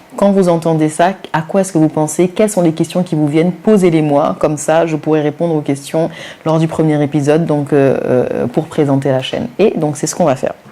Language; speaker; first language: French; non-native, local second language; Wolof